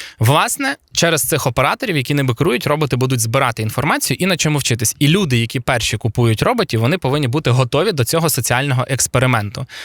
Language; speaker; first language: Ukrainian; non-native, local second language; Russian